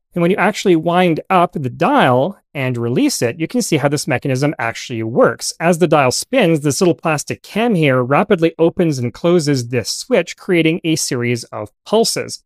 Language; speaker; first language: English; native; English